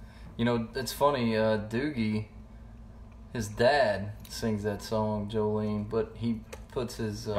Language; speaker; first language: English; native; English